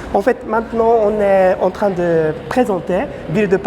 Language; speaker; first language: French; non-native, learner; Japanese